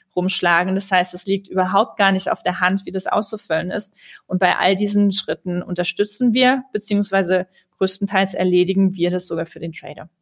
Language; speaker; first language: German; native; German